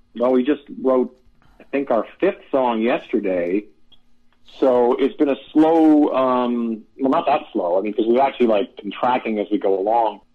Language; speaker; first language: English; native; English